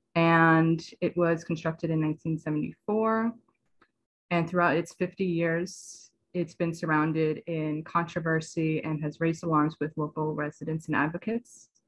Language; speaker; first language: English; native; English